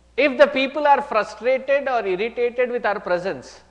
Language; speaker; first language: English; non-native, local second language; Hindi